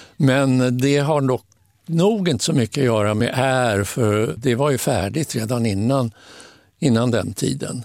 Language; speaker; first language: Swedish; native; Swedish